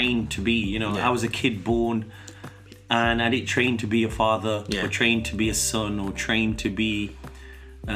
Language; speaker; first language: English; native; English